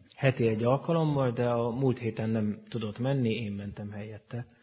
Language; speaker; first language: Hungarian; native; Hungarian